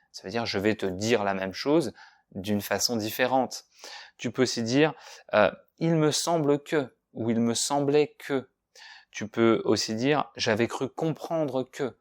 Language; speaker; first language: French; native; French